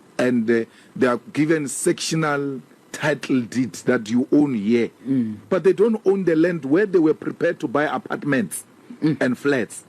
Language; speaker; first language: English; non-native, local second language; Northern Sotho